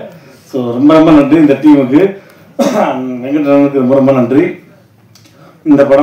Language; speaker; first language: Tamil; native; Tamil